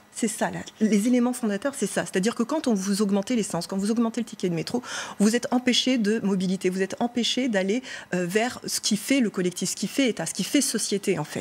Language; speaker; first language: French; native; French